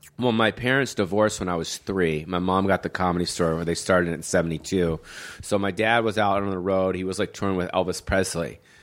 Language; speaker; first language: English; native; English